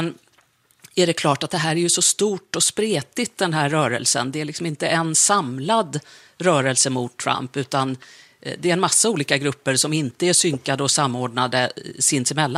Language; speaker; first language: Swedish; native; Swedish